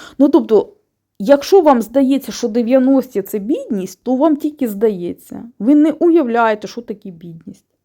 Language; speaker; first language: Ukrainian; non-native, local second language; Russian